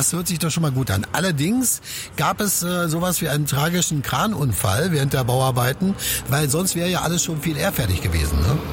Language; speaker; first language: German; native; German